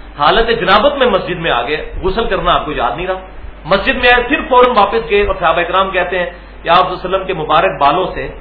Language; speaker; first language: Urdu; non-native, local second language; Punjabi